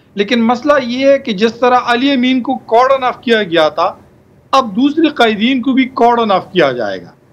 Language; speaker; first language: Urdu; non-native, local second language; Pashto